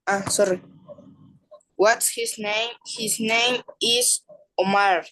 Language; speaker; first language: English; non-native, learner; Spanish